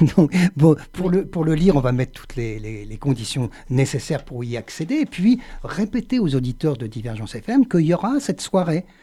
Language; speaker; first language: French; native; French